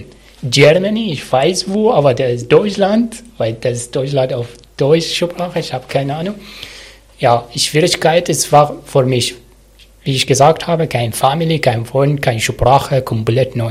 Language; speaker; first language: German; non-native, learner; Arabic